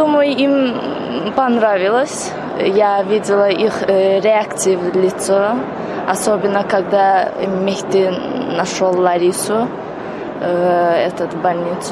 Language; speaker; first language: Russian; non-native, local second language; Azerbaijani